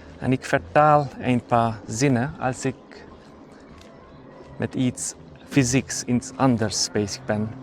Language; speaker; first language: Dutch; non-native, learner; Hungarian